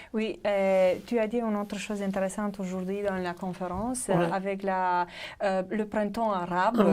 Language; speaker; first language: French; non-native, fluent; Romanian